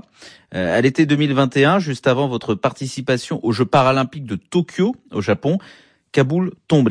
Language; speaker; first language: French; native; French